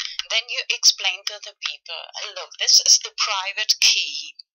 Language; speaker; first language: English; non-native, fluent; German